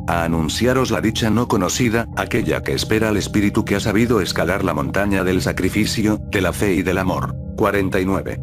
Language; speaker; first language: Spanish; native; Spanish